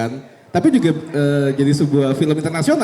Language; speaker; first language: Indonesian; native; Indonesian